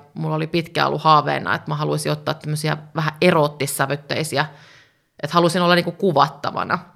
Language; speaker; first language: Finnish; native; Finnish